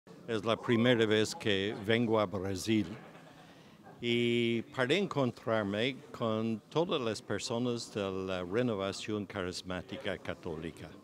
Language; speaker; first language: Spanish; non-native, fluent; English